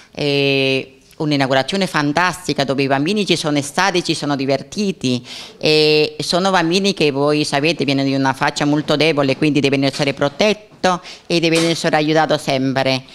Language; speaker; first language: Italian; non-native, fluent; Spanish